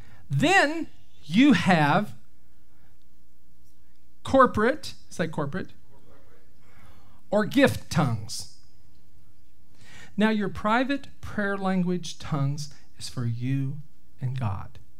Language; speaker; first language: English; native; English